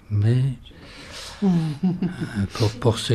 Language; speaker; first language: French; non-native, learner; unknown